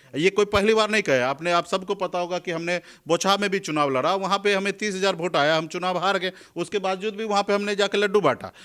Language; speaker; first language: Hindi; native; Hindi